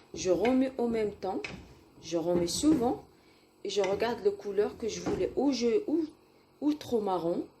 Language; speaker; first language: French; non-native, local second language; Arabic